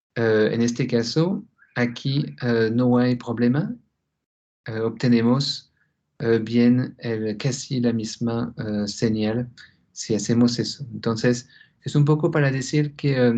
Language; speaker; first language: Spanish; non-native, fluent; French